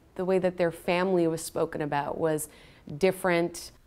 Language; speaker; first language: English; native; English